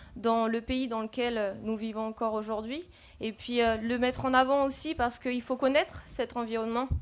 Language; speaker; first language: French; native; French